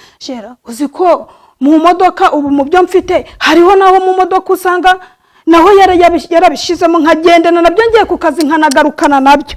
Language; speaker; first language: Kinyarwanda; native; Kinyarwanda